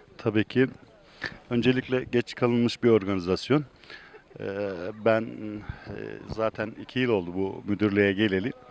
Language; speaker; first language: Turkish; native; Turkish